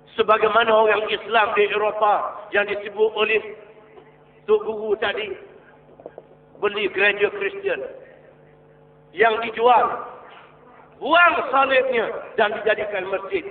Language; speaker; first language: Malay; native; Malay